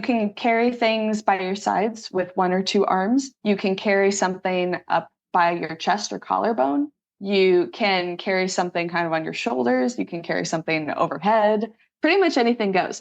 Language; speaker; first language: English; native; English